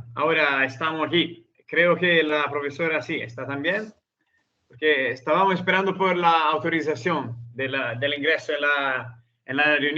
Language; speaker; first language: Spanish; non-native, learner; Italian